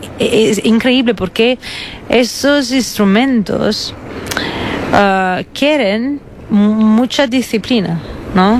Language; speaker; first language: Spanish; non-native, fluent; Italian